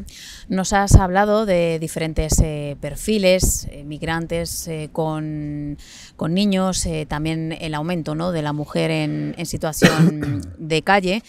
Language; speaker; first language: Spanish; native; Spanish